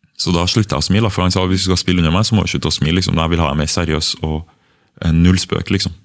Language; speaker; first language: Norwegian; early bilingual, other home language; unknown